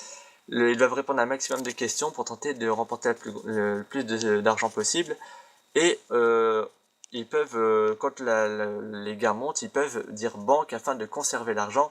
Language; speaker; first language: French; native; French